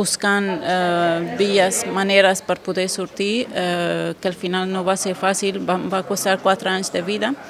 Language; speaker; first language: Catalan; non-native, fluent; Kurdish